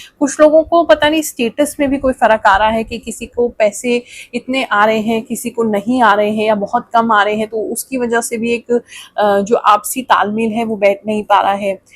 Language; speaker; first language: Hindi; native; Hindi